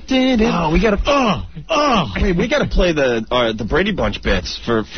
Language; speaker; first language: English; native; English